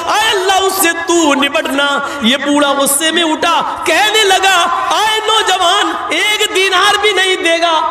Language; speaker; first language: Urdu; native; Urdu